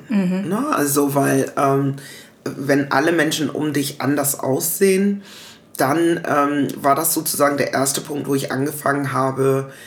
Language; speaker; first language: German; early bilingual, other home language; English